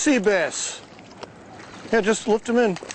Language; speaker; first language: English; native; English